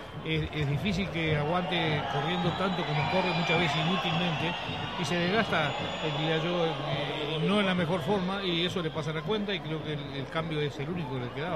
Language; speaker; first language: Spanish; native; Spanish